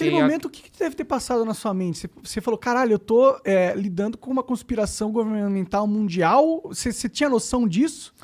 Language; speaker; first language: Portuguese; native; Portuguese